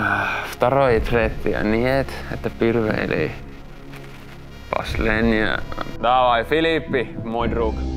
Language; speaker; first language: Russian; non-native, learner; Finnish